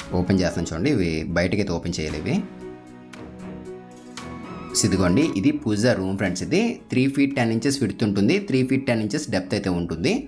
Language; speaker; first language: Telugu; native; Telugu